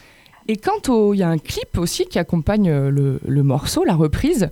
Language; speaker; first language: French; native; French